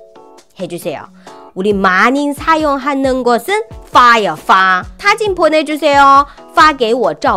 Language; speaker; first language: Korean; non-native, fluent; Chinese